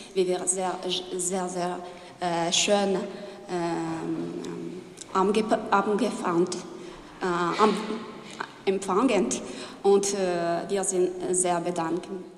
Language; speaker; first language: German; non-native, learner; French